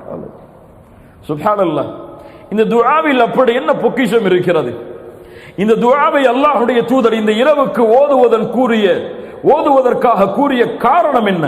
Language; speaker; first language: Tamil; native; Tamil